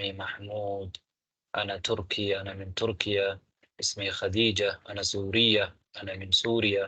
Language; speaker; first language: Arabic; non-native, fluent; Tamil